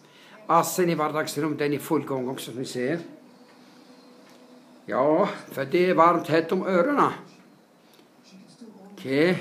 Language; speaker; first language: Swedish; non-native, fluent; Arabic